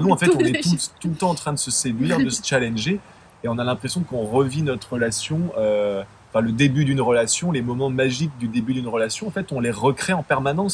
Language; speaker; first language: French; native; French